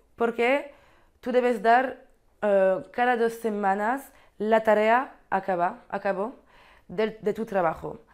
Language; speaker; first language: Spanish; non-native, learner; French